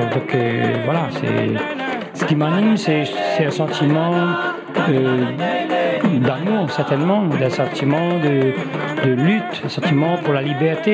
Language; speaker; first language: French; non-native, local second language; Réunion Creole French